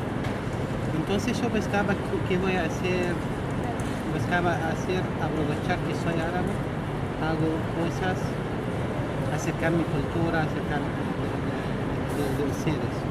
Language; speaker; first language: Spanish; non-native, learner; Arabic